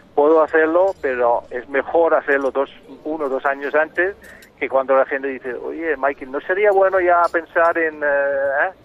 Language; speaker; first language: Spanish; non-native, fluent; Danish